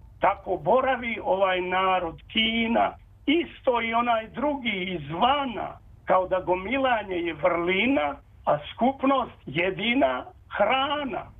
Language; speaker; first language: Serbian; native; Serbian